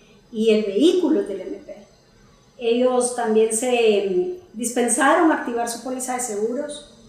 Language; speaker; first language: Spanish; native; Spanish